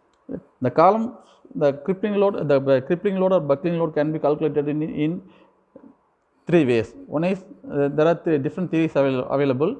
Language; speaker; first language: English; non-native, local second language; Tamil